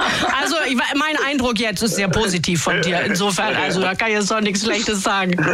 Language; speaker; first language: German; native; German